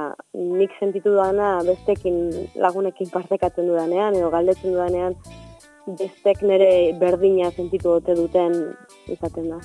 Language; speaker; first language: Basque; native; Basque